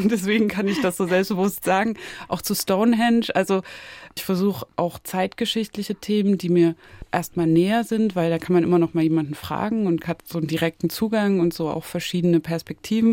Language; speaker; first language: German; native; German